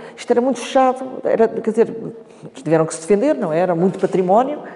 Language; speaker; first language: Portuguese; native; Portuguese